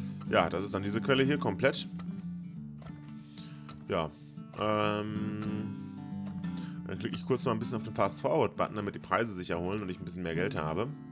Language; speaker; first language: German; native; German